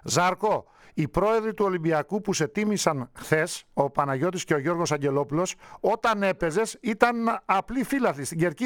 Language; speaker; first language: Greek; native; Greek